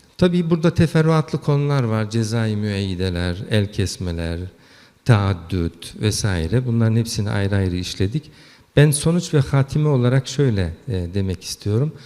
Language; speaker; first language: Turkish; early bilingual, heritage; Turkish